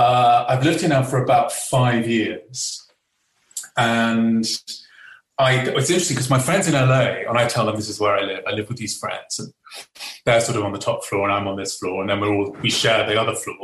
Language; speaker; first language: English; native; English